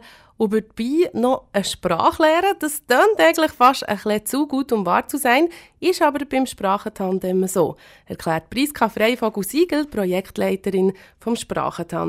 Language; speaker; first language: German; native; German